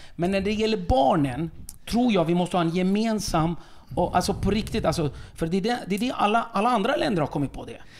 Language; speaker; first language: Swedish; early bilingual, other home language; Kurdish